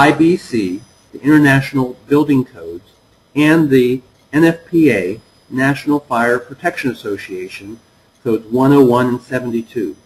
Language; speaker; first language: English; native; English